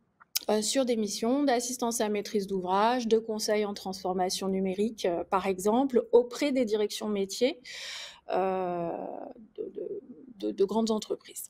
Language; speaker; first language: French; native; French